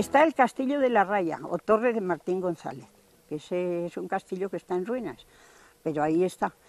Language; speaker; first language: Spanish; native; Spanish